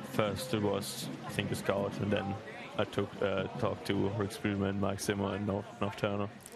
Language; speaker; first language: English; non-native, fluent; German